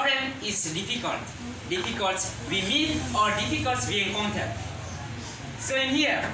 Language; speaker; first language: English; non-native, learner; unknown